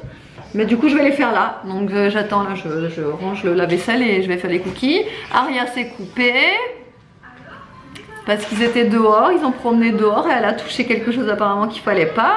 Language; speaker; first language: French; native; French